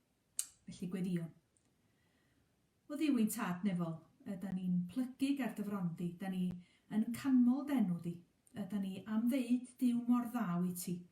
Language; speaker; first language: Welsh; native; Welsh